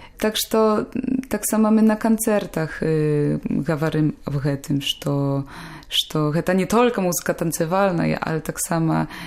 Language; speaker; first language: Belarusian; non-native, local second language; Polish